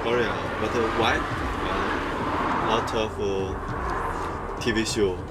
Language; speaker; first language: English; non-native, learner; Chinese